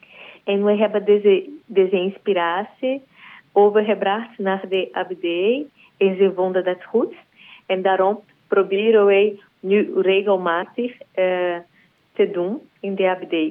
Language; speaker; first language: Dutch; non-native, learner; Portuguese